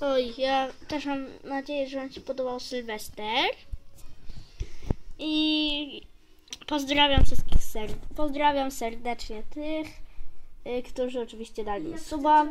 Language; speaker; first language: Polish; native; Polish